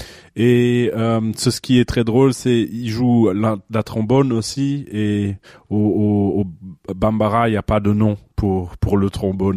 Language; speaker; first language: French; non-native, fluent; German